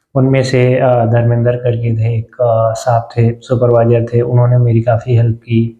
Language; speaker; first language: Hindi; native; Hindi